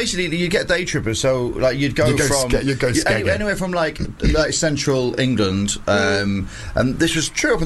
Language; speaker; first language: English; native; English